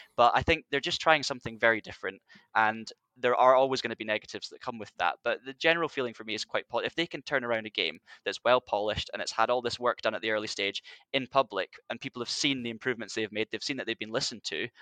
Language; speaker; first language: English; native; English